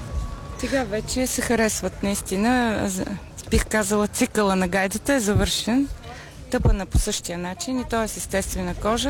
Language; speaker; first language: Bulgarian; native; Bulgarian